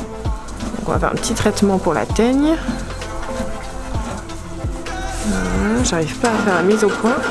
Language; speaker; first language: French; native; French